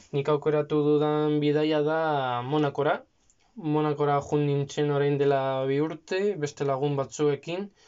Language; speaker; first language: Basque; non-native, local second language; Spanish